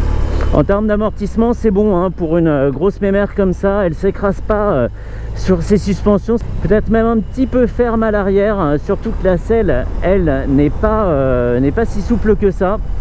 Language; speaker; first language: French; native; French